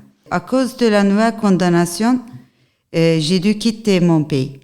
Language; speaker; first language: French; non-native, learner; Turkish